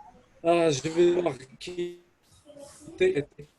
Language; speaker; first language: French; non-native, local second language; Arabic